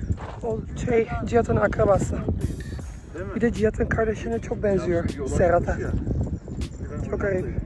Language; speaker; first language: Turkish; early bilingual, heritage; Turkish